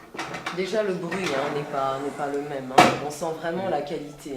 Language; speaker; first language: French; native; French